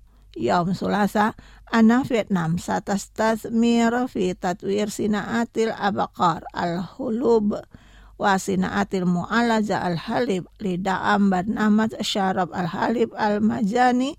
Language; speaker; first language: Arabic; non-native, fluent; Indonesian